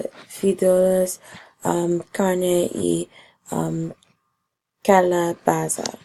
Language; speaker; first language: Spanish; non-native, learner; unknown